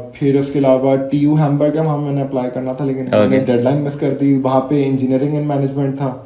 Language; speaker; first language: Urdu; native; Urdu